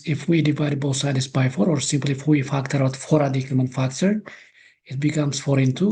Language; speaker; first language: English; non-native, local second language; Amharic